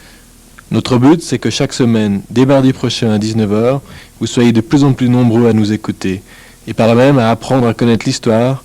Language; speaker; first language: French; native; French